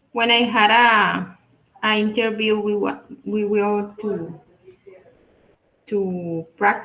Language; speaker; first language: English; non-native, learner; Spanish